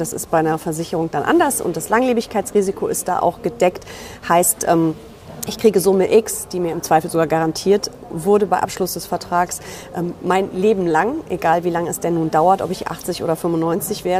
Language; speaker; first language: German; native; German